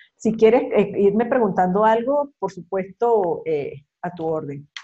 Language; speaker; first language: Spanish; native; Spanish